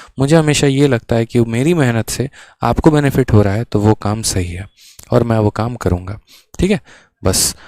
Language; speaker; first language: Hindi; native; Hindi